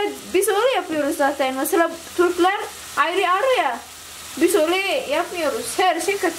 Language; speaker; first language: Turkish; non-native, learner; Indonesian